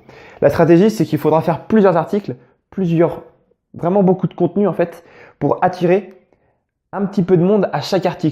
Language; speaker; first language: French; native; French